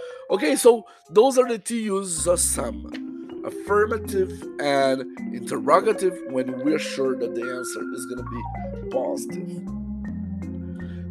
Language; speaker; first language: English; non-native, fluent; Portuguese